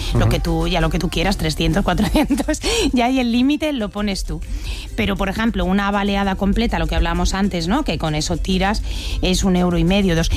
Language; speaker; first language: Spanish; native; Spanish